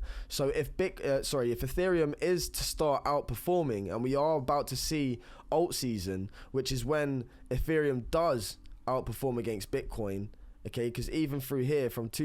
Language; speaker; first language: English; native; English